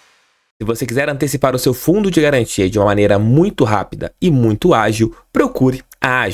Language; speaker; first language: Portuguese; native; Portuguese